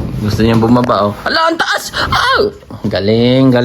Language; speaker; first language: Filipino; native; Filipino